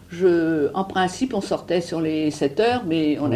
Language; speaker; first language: French; native; French